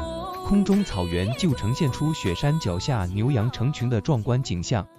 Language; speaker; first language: Chinese; native; Chinese